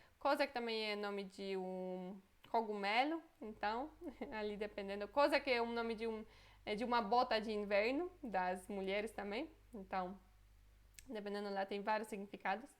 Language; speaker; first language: Portuguese; non-native, fluent; Polish